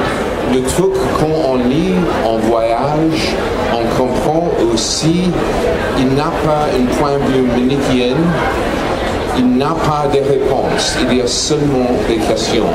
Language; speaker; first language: French; non-native, fluent; English